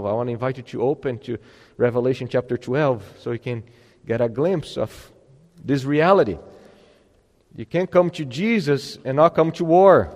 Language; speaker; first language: English; non-native, fluent; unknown